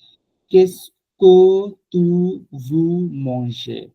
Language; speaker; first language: French; non-native, fluent; Bangla